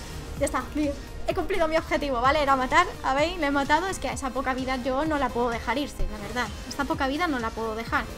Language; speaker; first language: Spanish; native; Spanish